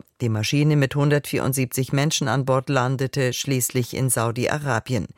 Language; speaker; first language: German; native; German